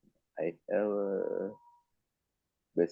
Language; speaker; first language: English; non-native, learner; Tamil